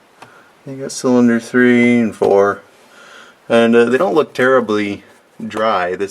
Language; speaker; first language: English; native; English